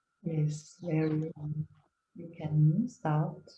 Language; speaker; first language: English; non-native, fluent; German